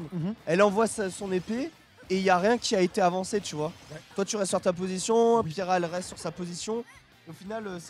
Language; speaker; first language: French; native; French